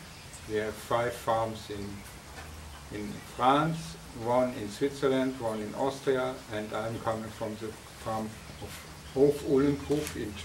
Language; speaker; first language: English; non-native, fluent; German